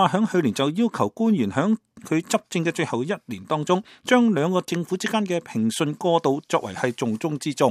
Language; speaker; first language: Chinese; non-native, local second language; Cantonese